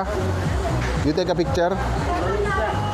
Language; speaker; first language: English; non-native, learner; Indonesian